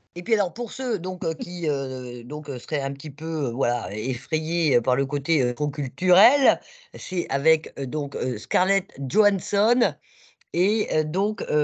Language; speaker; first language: French; native; French